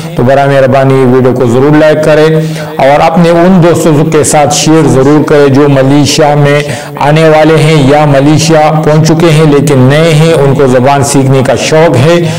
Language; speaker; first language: Urdu; non-native, local second language; Pashto